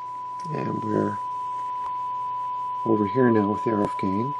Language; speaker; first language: English; native; English